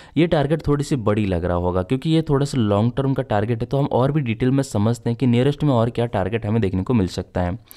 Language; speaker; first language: Hindi; native; Hindi